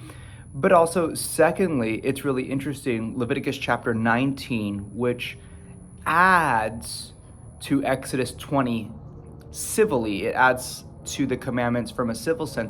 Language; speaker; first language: English; native; English